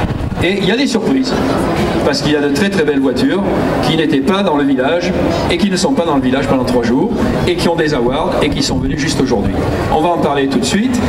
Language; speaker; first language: French; native; French